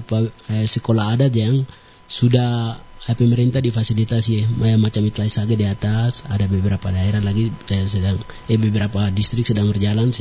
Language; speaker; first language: Indonesian; non-native, local second language; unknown